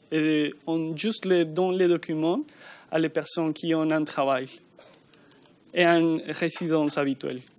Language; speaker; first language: French; non-native, learner; Spanish